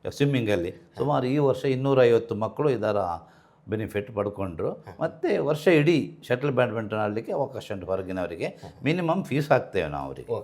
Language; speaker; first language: Kannada; native; Kannada